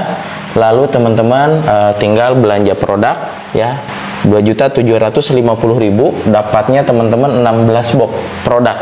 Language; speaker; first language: Indonesian; non-native, local second language; Sundanese